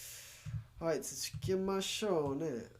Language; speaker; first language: Japanese; non-native, learner; English